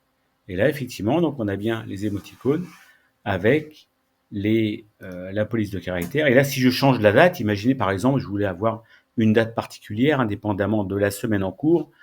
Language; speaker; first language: French; native; French